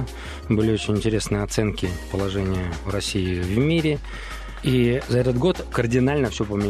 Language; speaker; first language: Russian; native; Russian